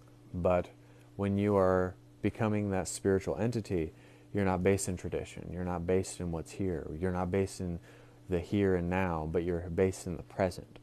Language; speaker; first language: English; native; English